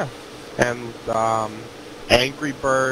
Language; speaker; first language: English; native; English